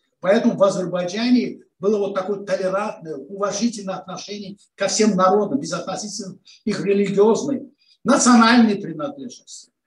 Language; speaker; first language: Russian; non-native, local second language; Azerbaijani